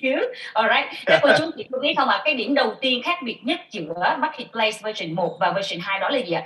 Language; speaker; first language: Vietnamese; native; Vietnamese